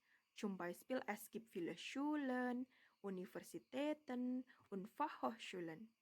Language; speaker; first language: German; non-native, learner; Indonesian